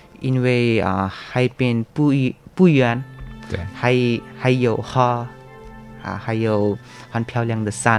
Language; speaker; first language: Chinese; non-native, learner; Nepali